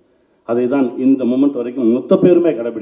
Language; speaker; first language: Tamil; native; Tamil